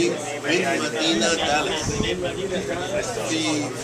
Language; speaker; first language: Arabic; non-native, learner; English